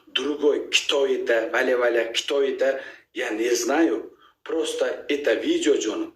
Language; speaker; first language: Russian; non-native, learner; Uzbek